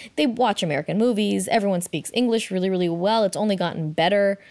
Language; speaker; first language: English; native; English